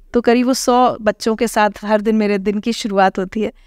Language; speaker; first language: Hindi; native; Hindi